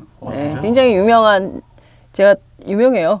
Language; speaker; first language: Korean; native; Korean